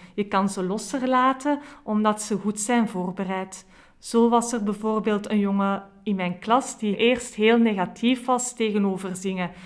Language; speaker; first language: Dutch; native; Dutch